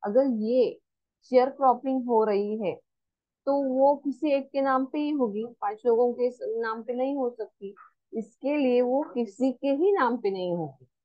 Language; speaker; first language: Hindi; non-native, local second language; Marathi